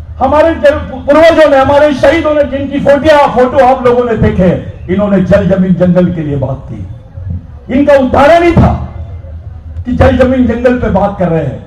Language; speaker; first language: Hindi; non-native, local second language; Marathi